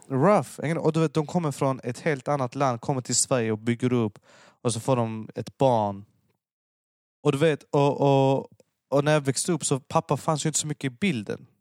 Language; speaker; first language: Swedish; early bilingual, other home language; Persian